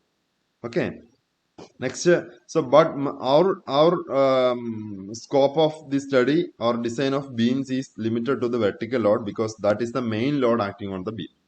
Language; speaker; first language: English; non-native, local second language; Malayalam